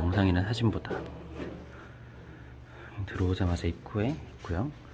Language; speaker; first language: Korean; native; Korean